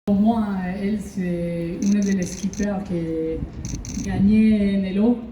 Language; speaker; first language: French; non-native, learner; Italian